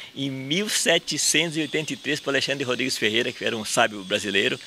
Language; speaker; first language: Portuguese; native; Portuguese